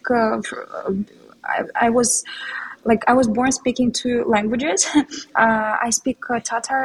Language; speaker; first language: English; non-native, fluent; Tatar